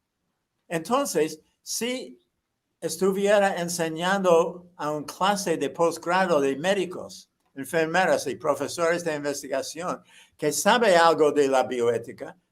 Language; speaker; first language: Spanish; non-native, fluent; English